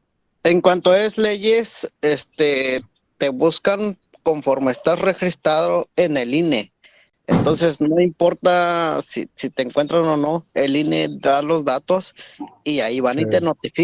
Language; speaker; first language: Spanish; native; Spanish